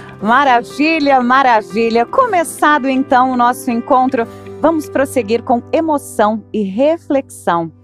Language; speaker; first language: Portuguese; native; Portuguese